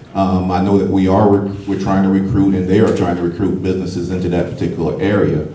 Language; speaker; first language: English; native; English